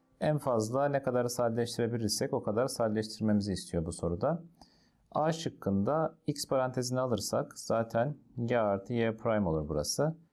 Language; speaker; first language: Turkish; native; Turkish